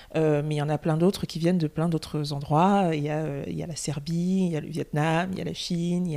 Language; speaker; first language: French; native; French